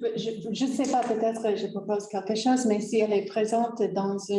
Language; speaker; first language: French; non-native, fluent; English